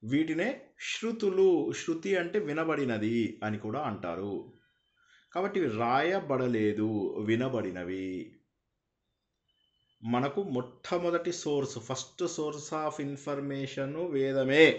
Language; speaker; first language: Telugu; native; Telugu